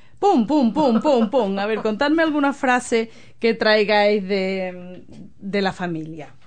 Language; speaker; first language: Spanish; native; Spanish